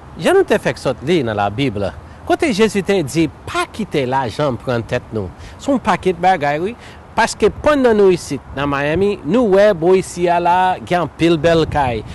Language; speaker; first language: Haitian Creole; native; Haitian Creole